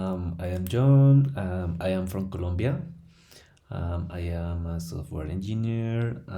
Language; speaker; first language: English; non-native, learner; Spanish